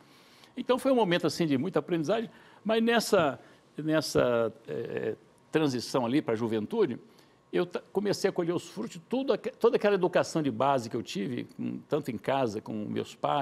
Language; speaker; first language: Portuguese; native; Portuguese